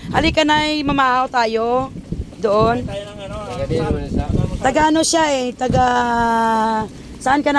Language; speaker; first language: Filipino; non-native, local second language; Hiligaynon